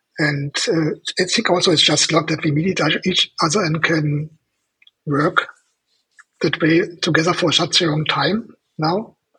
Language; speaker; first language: English; non-native, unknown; German